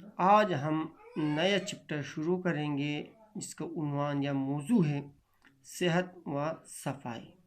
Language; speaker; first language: Urdu; non-native, local second language; Pashto